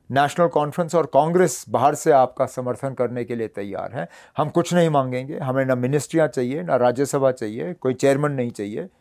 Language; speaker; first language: Hindi; non-native, local second language; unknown